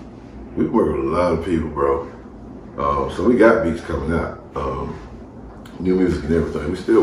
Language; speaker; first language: English; native; English